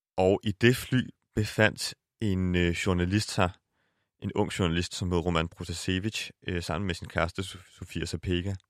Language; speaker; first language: Danish; native; Danish